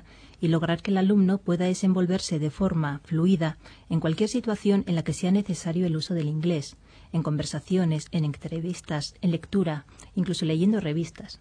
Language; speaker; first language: Spanish; native; Spanish